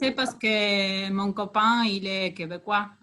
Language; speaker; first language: French; non-native, fluent; Spanish